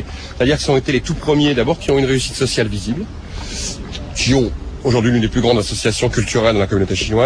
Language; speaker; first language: French; native; French